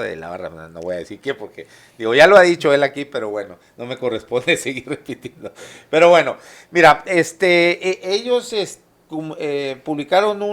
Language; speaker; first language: Spanish; native; Spanish